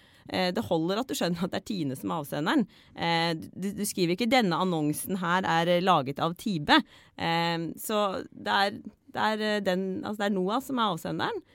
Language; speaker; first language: Norwegian; native; Norwegian